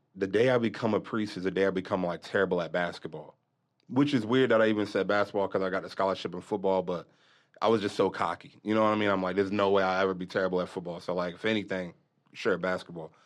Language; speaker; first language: English; native; English